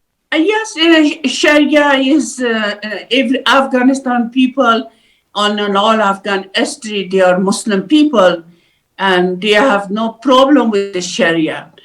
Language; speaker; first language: English; non-native, learner; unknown